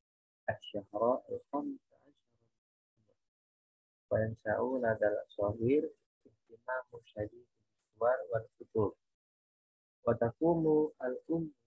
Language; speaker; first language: Arabic; non-native, learner; Indonesian